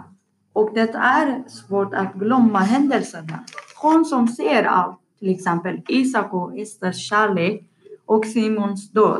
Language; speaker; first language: Swedish; non-native, learner; Persian